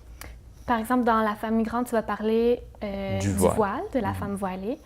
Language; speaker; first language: French; native; French